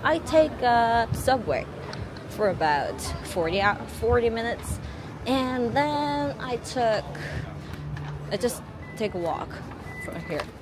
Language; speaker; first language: English; non-native, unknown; Korean